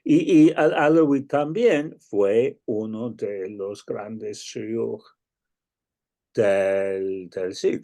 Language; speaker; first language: Spanish; non-native, fluent; English